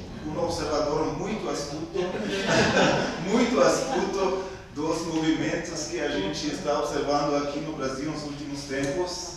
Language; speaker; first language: Portuguese; non-native, fluent; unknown